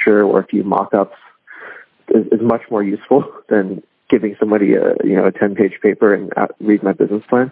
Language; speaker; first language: English; non-native, local second language; Cantonese